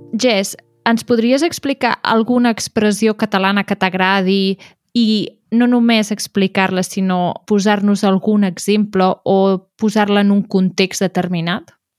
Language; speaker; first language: Catalan; native; Catalan